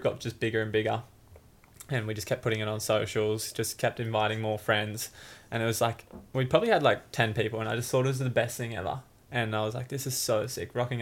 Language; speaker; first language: English; native; English